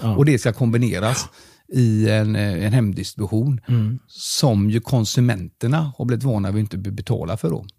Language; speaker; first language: Swedish; non-native, fluent; German